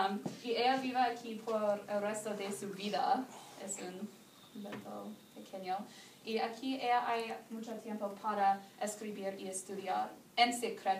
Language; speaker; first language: Spanish; non-native, learner; English